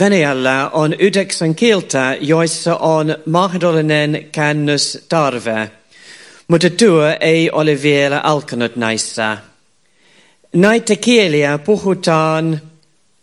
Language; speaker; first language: Finnish; non-native, fluent; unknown